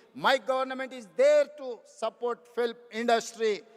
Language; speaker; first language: English; non-native, local second language; Telugu